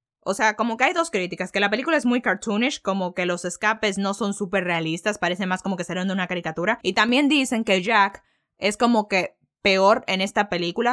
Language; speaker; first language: Spanish; early bilingual, heritage; Spanish